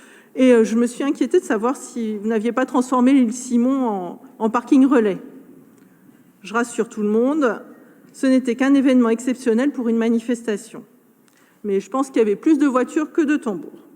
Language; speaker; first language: French; native; French